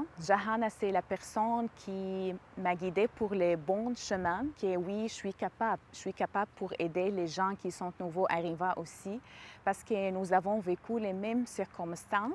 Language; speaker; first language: French; non-native, learner; Arabic